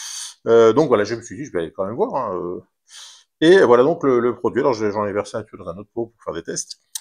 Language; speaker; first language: French; native; French